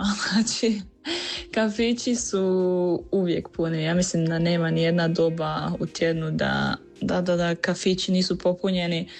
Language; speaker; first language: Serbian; early bilingual, heritage; Croatian